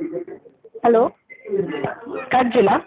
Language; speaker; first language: Russian; non-native, learner; Hindi